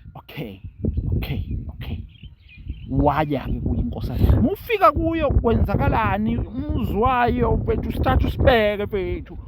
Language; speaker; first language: Zulu; native; Zulu